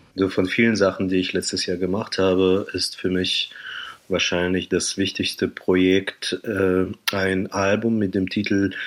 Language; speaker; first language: German; non-native, fluent; Ukrainian